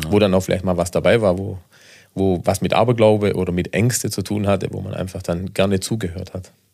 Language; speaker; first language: German; native; German